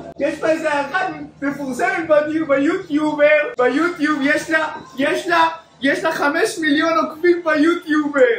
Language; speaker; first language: English; non-native, learner; Hebrew